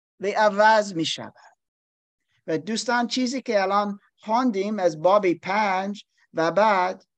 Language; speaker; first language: Persian; non-native, learner; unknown